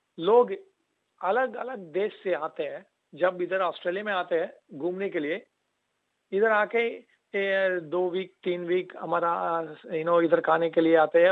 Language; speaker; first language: Hindi; non-native, local second language; Tamil